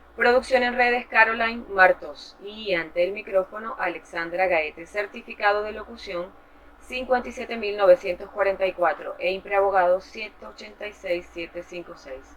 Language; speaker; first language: Spanish; native; Spanish